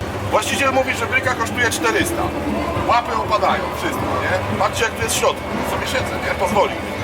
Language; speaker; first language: Polish; native; Polish